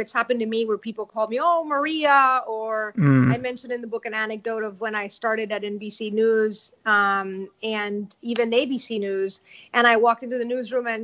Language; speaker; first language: English; non-native, fluent; Spanish